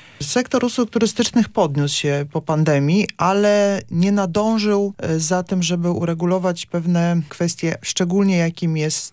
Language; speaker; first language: Polish; native; Polish